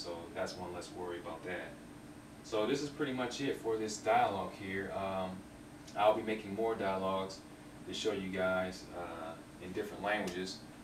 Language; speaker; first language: English; native; English